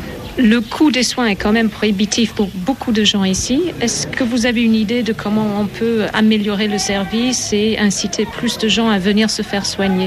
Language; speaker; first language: French; native; French